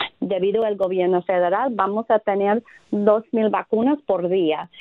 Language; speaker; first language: Spanish; non-native, fluent; English